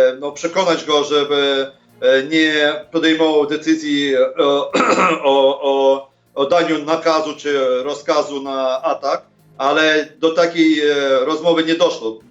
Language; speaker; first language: Polish; non-native, fluent; Ukrainian